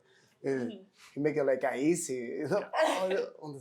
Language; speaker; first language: English; non-native, learner; Spanish